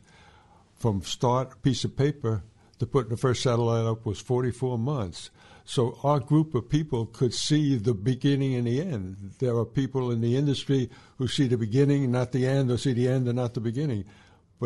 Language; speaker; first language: English; native; English